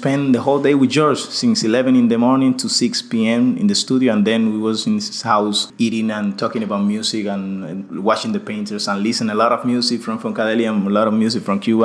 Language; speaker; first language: English; non-native, fluent; Spanish